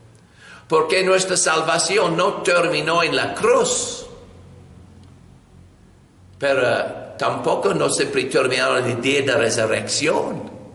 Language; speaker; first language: Spanish; non-native, learner; English